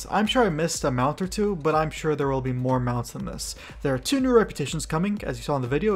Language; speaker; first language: English; native; English